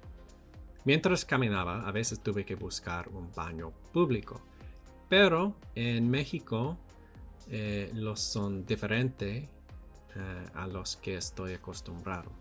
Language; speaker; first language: Spanish; non-native, learner; English